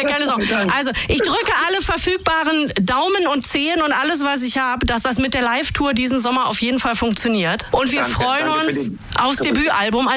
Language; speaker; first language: German; native; German